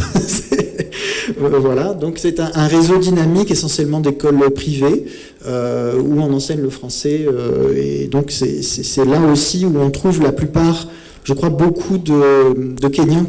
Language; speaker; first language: French; native; French